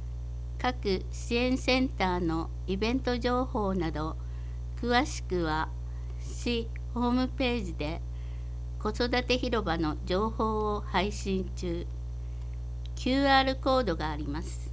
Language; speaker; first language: Japanese; native; Japanese